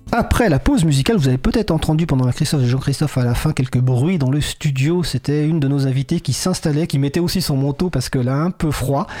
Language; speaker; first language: French; native; French